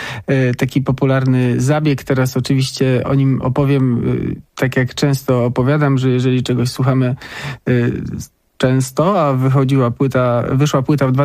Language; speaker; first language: Polish; native; Polish